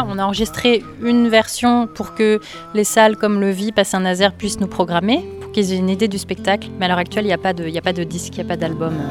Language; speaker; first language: French; native; French